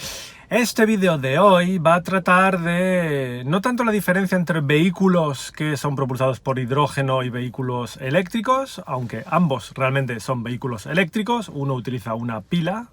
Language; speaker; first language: Spanish; native; Spanish